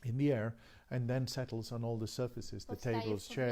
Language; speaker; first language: English; native; English